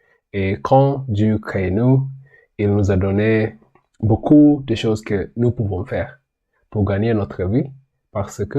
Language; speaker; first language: French; non-native, learner; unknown